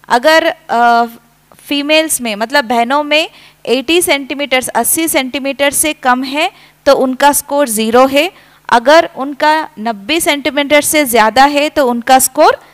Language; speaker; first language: Hindi; non-native, local second language; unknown